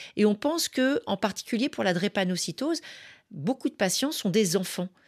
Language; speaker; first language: French; native; French